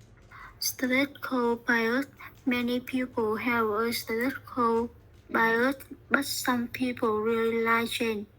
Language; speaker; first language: English; non-native, learner; Vietnamese